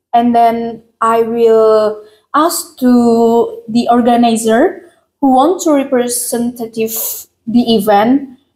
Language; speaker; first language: English; non-native, learner; Indonesian